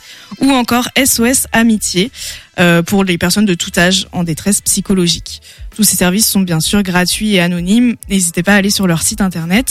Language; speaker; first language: French; native; French